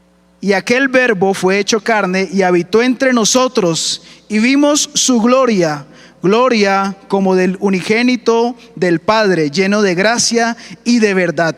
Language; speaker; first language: Spanish; native; Spanish